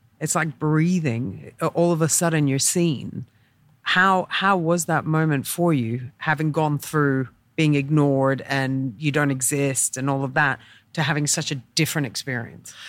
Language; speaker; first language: English; native; English